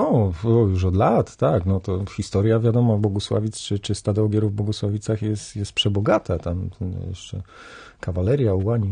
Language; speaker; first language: Polish; native; Polish